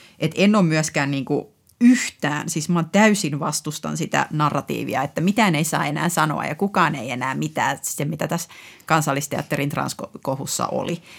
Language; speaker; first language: Finnish; native; Finnish